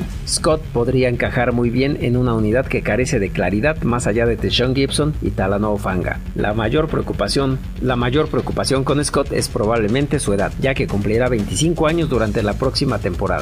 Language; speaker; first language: Spanish; native; Spanish